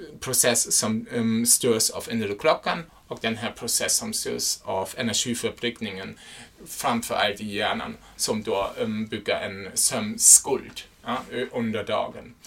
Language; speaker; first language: Swedish; non-native, fluent; German